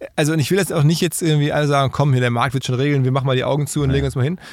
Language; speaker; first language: German; native; German